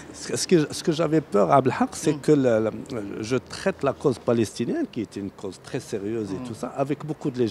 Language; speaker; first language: French; non-native, local second language; Arabic